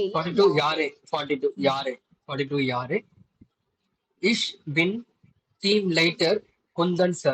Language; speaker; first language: German; non-native, learner; Tamil